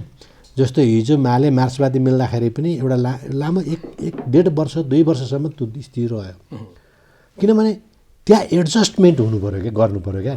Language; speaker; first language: Nepali; native; Nepali